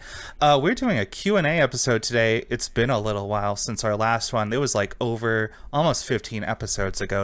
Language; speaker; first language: English; native; English